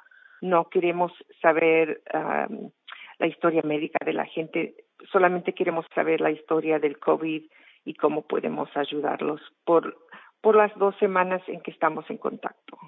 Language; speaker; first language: Spanish; non-native, fluent; English